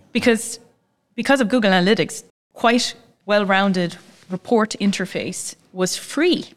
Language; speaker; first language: English; native; English